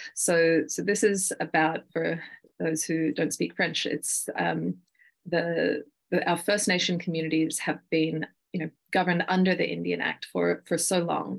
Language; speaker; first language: English; native; English